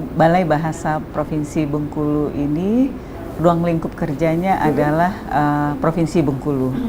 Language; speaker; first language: Indonesian; native; Indonesian